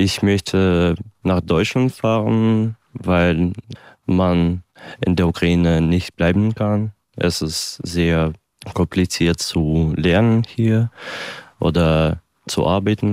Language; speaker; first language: German; non-native, learner; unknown